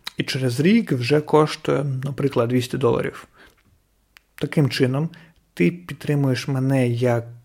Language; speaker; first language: Ukrainian; non-native, local second language; Russian